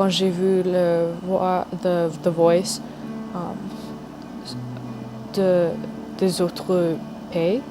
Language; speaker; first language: French; non-native, learner; English